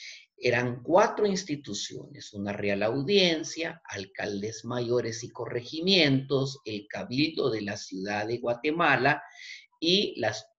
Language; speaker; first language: Spanish; native; Spanish